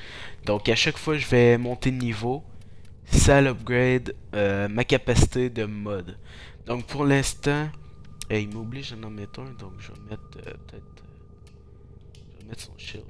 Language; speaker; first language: French; native; French